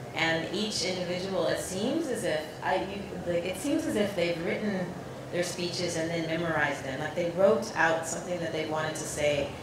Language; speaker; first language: English; native; English